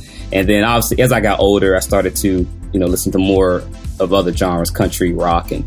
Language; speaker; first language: English; native; English